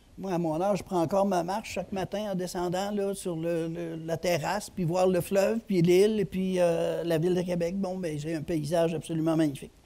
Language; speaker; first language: French; native; French